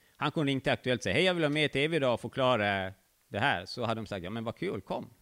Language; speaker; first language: Swedish; native; Swedish